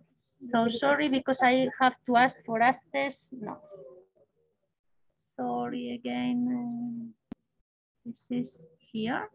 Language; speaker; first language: English; non-native, learner; Spanish